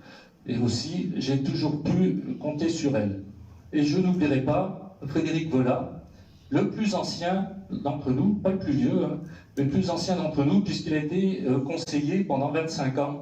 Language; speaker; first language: French; native; French